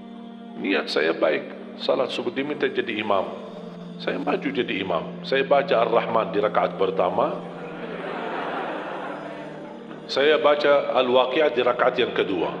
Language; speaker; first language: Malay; non-native, fluent; Arabic